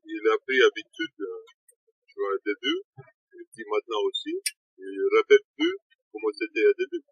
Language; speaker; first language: French; non-native, learner; Russian